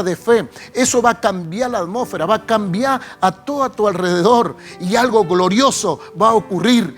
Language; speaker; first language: Spanish; native; Spanish